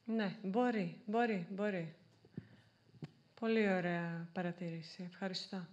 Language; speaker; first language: Greek; non-native, fluent; Serbian